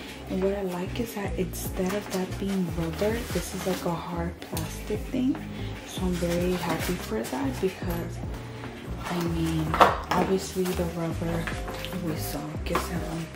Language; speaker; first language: English; early bilingual, other home language; Spanish